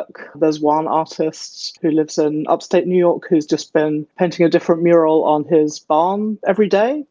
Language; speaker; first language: English; native; English